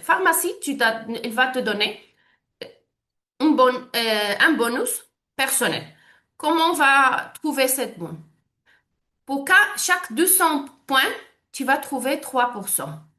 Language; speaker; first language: French; non-native, learner; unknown